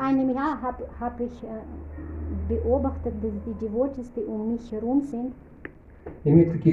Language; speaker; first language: German; non-native, fluent; Russian